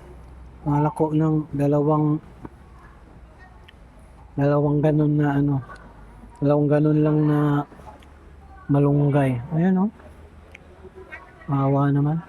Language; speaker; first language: Filipino; non-native, local second language; Cebuano